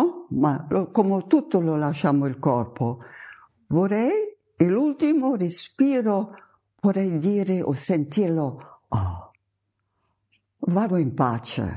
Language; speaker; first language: Italian; non-native, fluent; German